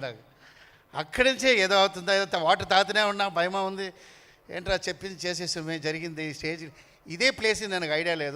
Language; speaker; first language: Telugu; non-native, learner; Tamil